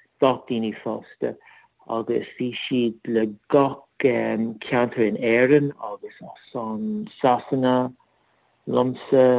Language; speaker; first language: Irish; non-native, learner; English